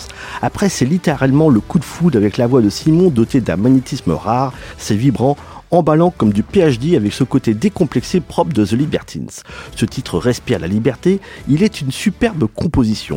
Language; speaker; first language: French; native; French